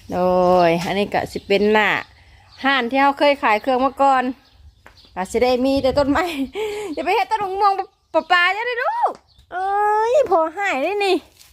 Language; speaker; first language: Thai; native; Thai